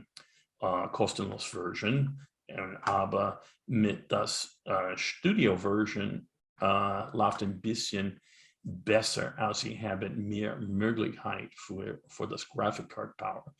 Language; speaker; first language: German; non-native, learner; English